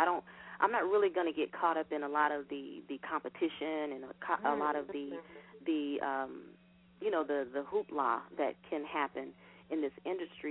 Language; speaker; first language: English; native; English